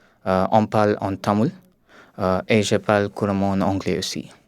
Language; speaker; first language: French; non-native, learner; Tamil